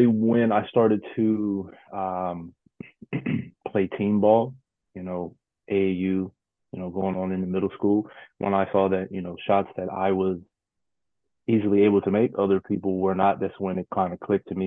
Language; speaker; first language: English; native; English